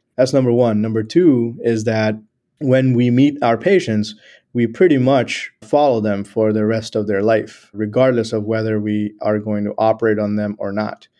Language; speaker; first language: English; non-native, local second language; Gujarati